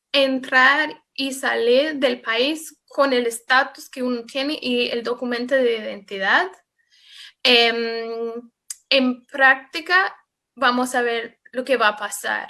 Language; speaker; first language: Spanish; non-native, fluent; English